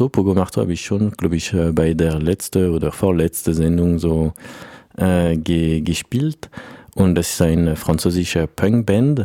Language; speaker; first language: German; non-native, learner; French